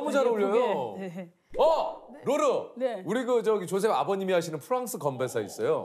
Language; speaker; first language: Korean; native; Korean